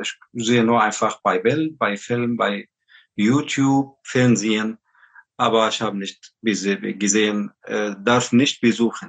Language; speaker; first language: German; non-native, learner; Arabic